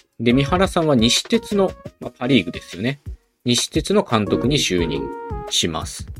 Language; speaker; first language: Japanese; native; Japanese